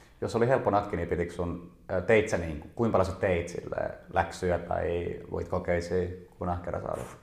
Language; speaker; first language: Finnish; native; Finnish